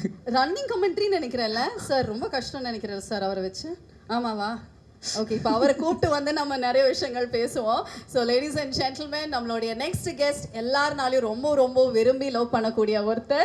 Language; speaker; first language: Tamil; native; Tamil